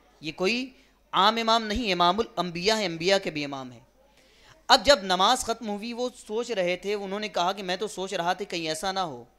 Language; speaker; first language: Urdu; native; Urdu